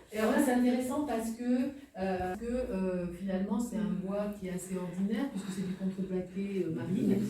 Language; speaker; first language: French; native; French